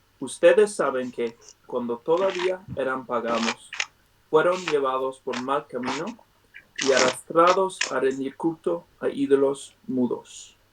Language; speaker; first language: Spanish; non-native, fluent; English